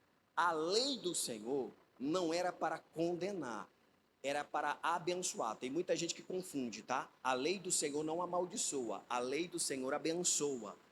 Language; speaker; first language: Portuguese; native; Portuguese